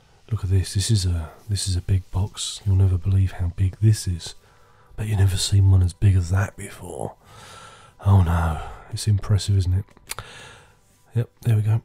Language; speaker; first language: English; native; English